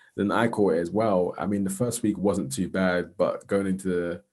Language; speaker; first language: English; native; English